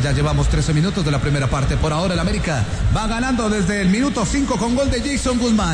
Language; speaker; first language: Spanish; native; Spanish